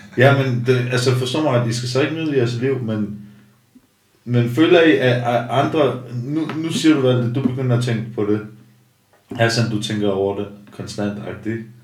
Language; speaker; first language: Danish; early bilingual, other home language; Armenian